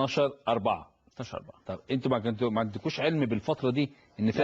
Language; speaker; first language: Arabic; native; Arabic